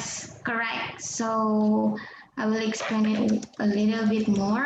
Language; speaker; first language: English; non-native, fluent; Indonesian